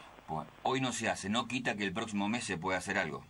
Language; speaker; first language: Spanish; native; Spanish